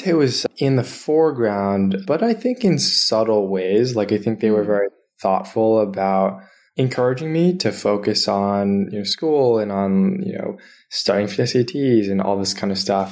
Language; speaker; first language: English; native; English